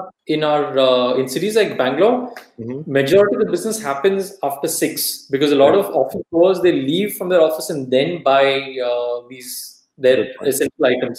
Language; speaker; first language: English; non-native, local second language; Kannada